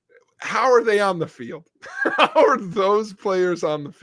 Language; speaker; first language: English; native; English